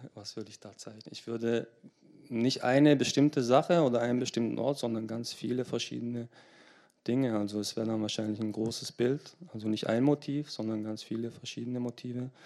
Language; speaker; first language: German; early bilingual, other home language; Turkish